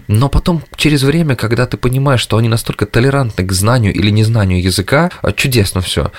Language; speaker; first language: Russian; native; Russian